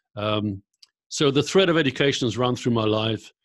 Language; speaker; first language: English; native; English